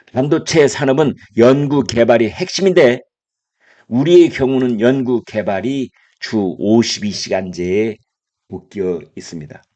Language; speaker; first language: Korean; native; Korean